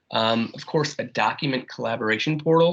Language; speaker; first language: English; native; English